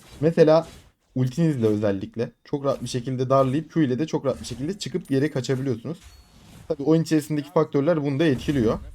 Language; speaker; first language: Turkish; native; Turkish